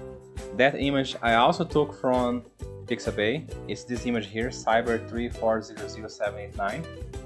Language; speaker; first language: English; non-native, fluent; Portuguese